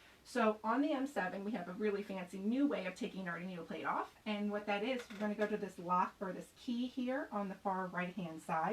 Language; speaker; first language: English; native; English